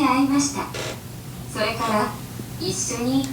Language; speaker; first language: Japanese; non-native, learner; English